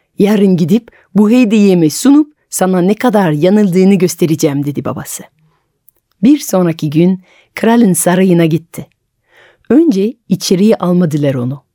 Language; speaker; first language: Turkish; non-native, fluent; French